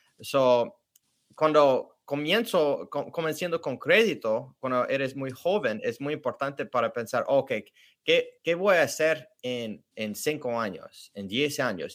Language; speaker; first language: Spanish; early bilingual, heritage; English